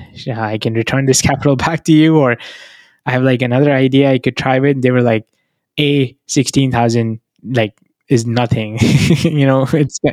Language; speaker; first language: English; non-native, local second language; Hindi